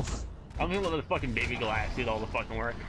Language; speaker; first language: English; native; English